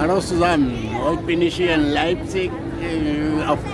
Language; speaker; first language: German; non-native, learner; Portuguese